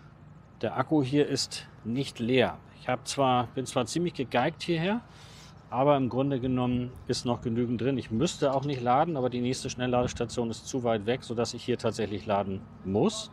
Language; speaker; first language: German; native; German